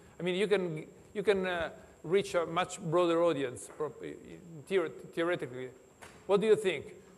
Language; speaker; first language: English; non-native, fluent; Italian